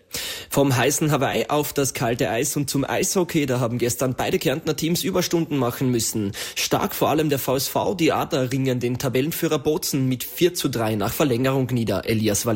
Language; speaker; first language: German; native; German